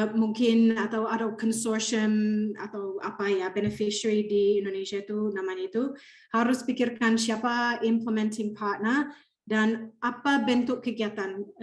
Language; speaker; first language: Indonesian; non-native, fluent; English